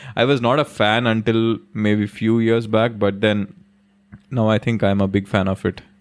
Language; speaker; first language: English; non-native, local second language; Hindi